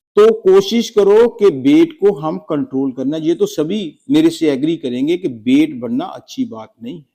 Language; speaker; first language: Hindi; native; Hindi